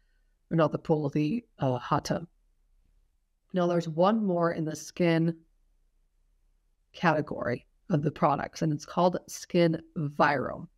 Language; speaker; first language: English; native; English